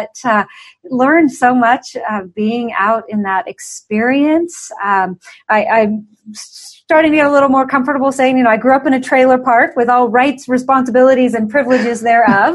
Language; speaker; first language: English; native; English